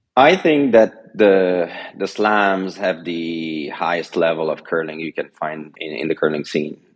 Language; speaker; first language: English; non-native, fluent; French